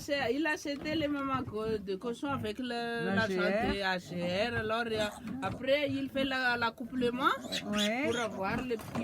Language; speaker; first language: French; non-native, local second language; Malagasy